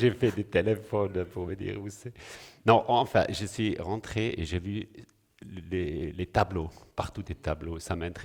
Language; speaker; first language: French; non-native, local second language; German